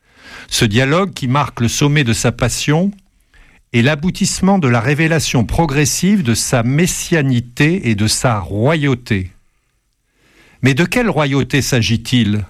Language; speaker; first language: French; native; French